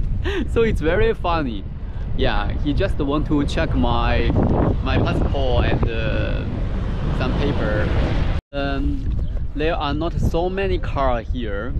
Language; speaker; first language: English; non-native, fluent; Chinese